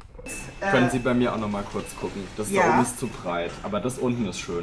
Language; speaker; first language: German; native; German